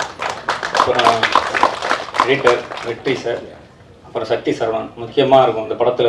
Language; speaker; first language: Tamil; native; Tamil